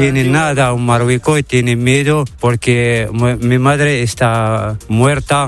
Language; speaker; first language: Spanish; non-native, learner; Arabic